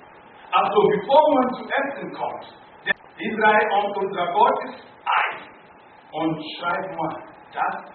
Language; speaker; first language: German; non-native, learner; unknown